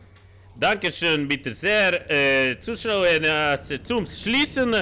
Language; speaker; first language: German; non-native, learner; Hungarian